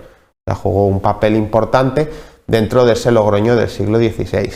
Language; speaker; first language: Spanish; native; Spanish